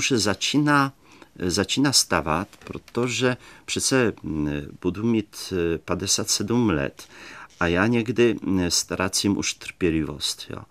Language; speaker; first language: Czech; native; Czech